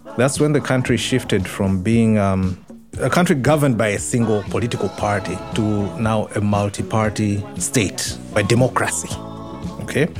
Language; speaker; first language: English; non-native, local second language; Nyanja